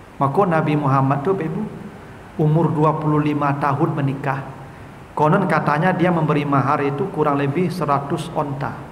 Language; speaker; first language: Malay; non-native, local second language; Minangkabau